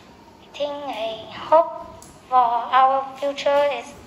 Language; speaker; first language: English; non-native, learner; Vietnamese